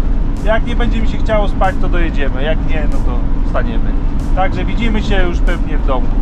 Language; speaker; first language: Polish; native; Polish